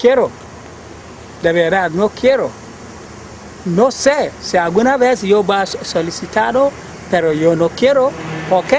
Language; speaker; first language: Spanish; non-native, learner; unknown